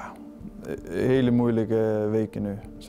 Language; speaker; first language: Dutch; non-native, fluent; Danish